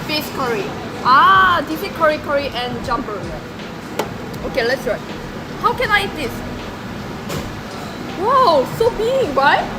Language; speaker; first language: English; non-native, learner; Japanese